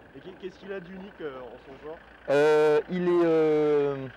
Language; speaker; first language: French; native; French